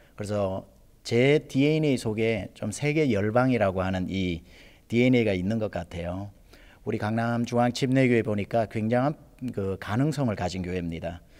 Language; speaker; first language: Korean; native; Korean